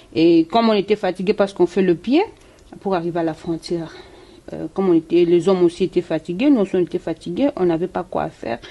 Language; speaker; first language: French; non-native, local second language; Lingala